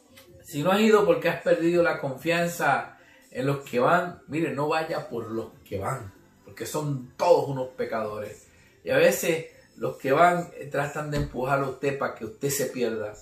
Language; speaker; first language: Spanish; native; Spanish